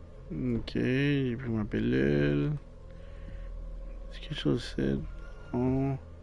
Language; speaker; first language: French; native; French